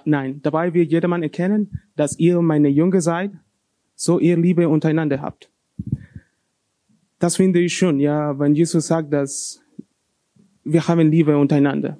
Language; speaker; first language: German; non-native, learner; Spanish